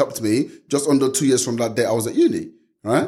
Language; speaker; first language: English; non-native, local second language; Yoruba